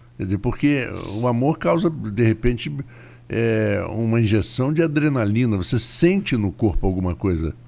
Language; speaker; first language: Portuguese; native; Portuguese